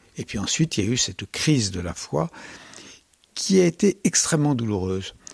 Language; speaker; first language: French; native; French